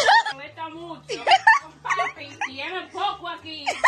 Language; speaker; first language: Spanish; early bilingual, heritage; Spanish